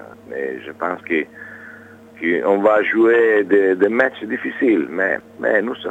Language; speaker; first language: French; non-native, learner; Italian